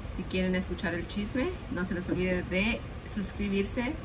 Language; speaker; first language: Spanish; early bilingual, heritage; Spanish